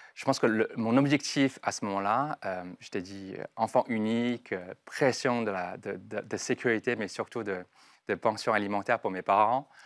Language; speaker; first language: French; non-native, fluent; Chinese